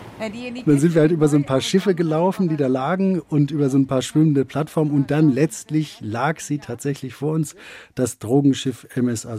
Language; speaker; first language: German; native; German